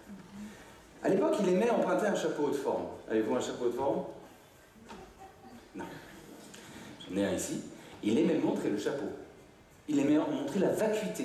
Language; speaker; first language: French; native; French